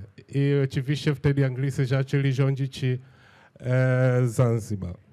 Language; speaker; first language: Polish; non-native, fluent; Swahili